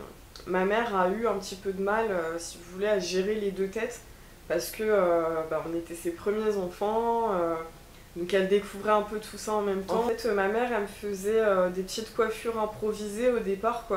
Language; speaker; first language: French; native; French